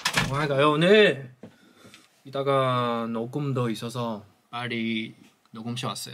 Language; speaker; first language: Korean; non-native, fluent; Chinese